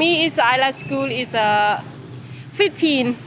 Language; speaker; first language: English; non-native, learner; Khmer